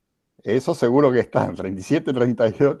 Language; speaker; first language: Spanish; native; Spanish